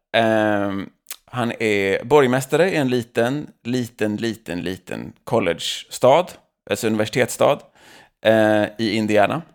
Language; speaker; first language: Swedish; native; Swedish